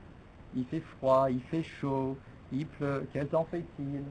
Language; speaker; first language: French; non-native, fluent; English